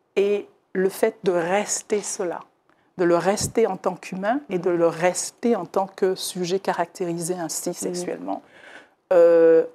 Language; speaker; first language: French; native; French